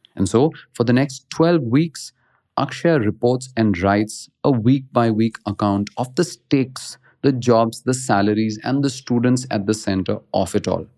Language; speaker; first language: English; non-native, local second language; Hindi